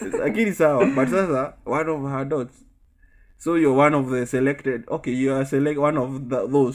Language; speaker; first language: English; non-native, local second language; Swahili